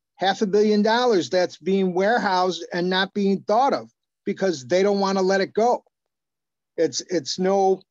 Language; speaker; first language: English; native; English